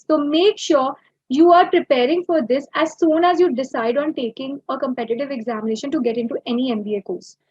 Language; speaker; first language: English; non-native, local second language; Hindi